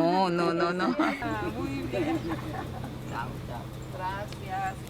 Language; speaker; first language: Spanish; non-native, learner; Korean